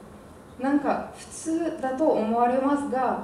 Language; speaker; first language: Japanese; non-native, fluent; Arabic